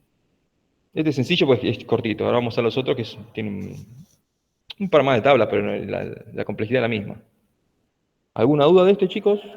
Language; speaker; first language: Spanish; native; Spanish